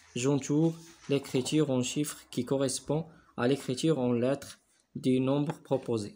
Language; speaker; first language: French; non-native, local second language; Arabic